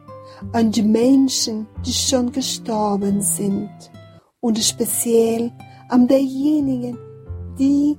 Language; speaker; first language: German; non-native, fluent; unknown